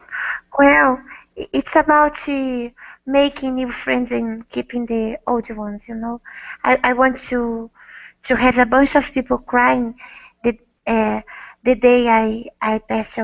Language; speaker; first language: English; non-native, fluent; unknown